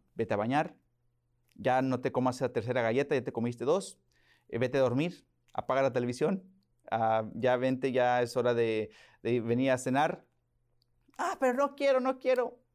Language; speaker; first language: Spanish; early bilingual, heritage; Spanish